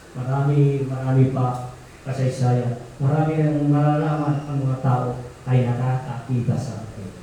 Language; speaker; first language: Filipino; non-native, local second language; Cebuano